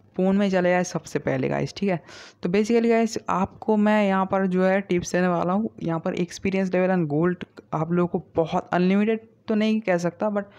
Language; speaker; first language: Hindi; non-native, local second language; Bangla